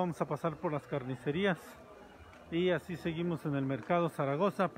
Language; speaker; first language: Spanish; native; Spanish